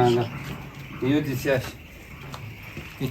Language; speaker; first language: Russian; non-native, local second language; Azerbaijani